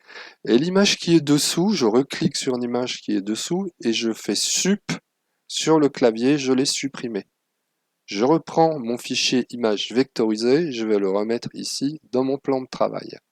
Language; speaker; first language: French; native; French